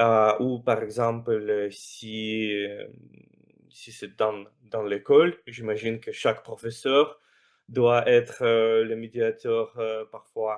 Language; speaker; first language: French; non-native, fluent; Russian